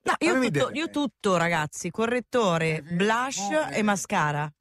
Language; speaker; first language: Italian; native; Italian